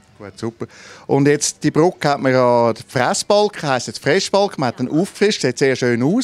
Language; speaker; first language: German; native; German